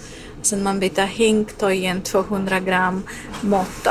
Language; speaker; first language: Swedish; non-native, learner; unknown